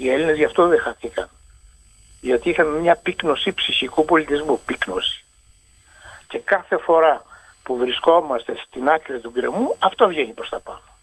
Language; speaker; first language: Greek; native; Greek